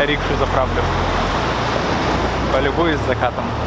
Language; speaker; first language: Russian; native; Russian